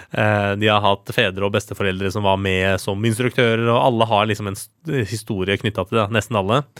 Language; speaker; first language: Norwegian; early bilingual, other home language; Persian